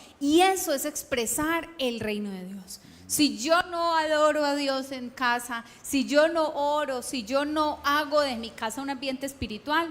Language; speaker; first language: Spanish; native; Spanish